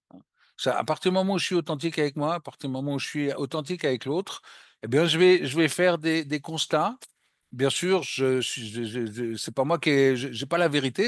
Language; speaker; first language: French; native; French